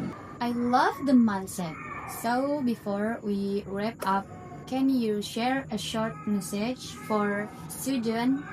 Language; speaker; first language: English; non-native, learner; Indonesian